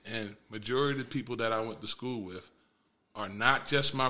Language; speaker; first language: English; native; English